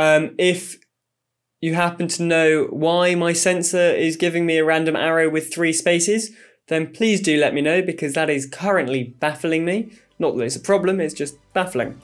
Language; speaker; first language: English; native; English